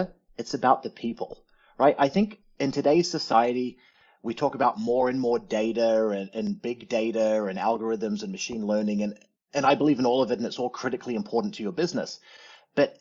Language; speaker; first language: English; native; English